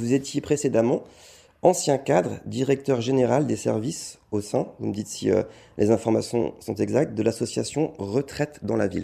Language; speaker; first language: French; native; French